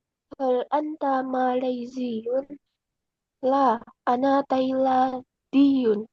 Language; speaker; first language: Arabic; non-native, learner; Indonesian